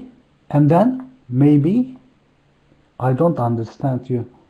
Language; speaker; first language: English; non-native, learner; Turkish